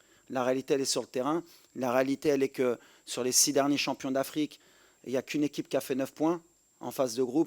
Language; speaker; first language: French; native; French